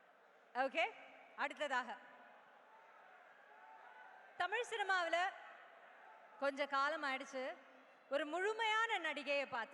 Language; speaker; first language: Tamil; native; Tamil